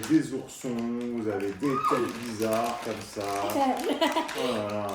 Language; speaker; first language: French; native; French